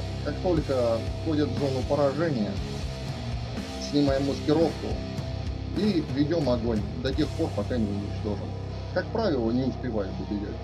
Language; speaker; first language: Russian; native; Russian